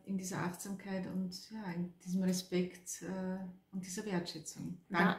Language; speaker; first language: German; native; German